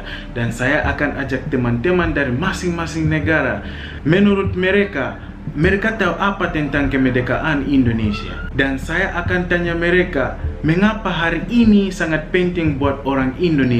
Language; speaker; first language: Indonesian; non-native, fluent; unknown